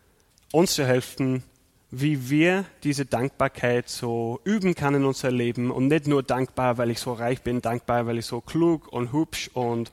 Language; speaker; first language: German; non-native, fluent; English